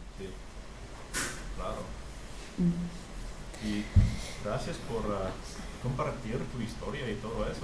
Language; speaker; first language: Spanish; non-native, fluent; English